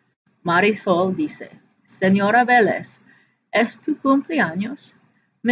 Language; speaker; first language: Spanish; non-native, fluent; English